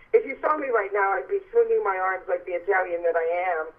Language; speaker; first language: English; native; English